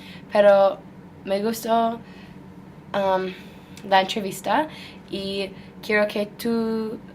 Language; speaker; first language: Spanish; non-native, learner; English